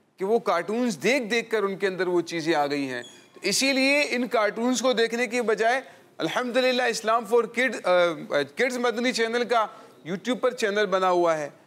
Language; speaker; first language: Urdu; native; Urdu